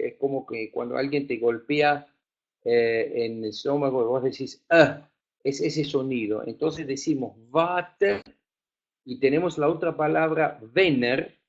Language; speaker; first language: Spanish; non-native, fluent; Afrikaans